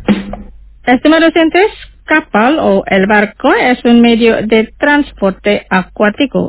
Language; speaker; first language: Spanish; non-native, fluent; Indonesian